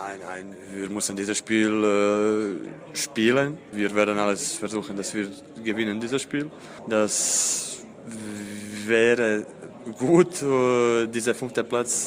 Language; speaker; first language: German; non-native, fluent; Croatian